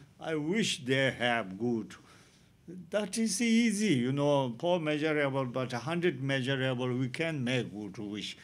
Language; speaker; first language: English; non-native, learner; Tibetan